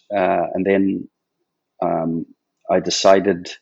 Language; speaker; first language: English; native; English